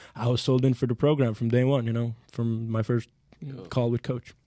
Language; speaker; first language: English; non-native, fluent; Serbian